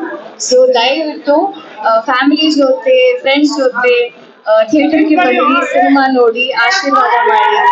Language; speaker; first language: Kannada; non-native, learner; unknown